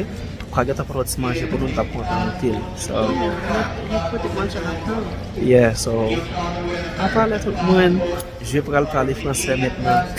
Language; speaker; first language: French; non-native, learner; Haitian Creole